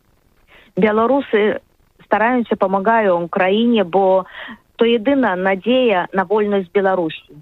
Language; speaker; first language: Polish; non-native, learner; Russian